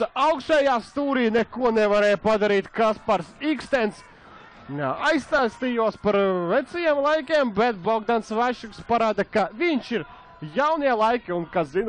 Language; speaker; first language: Latvian; native; Latvian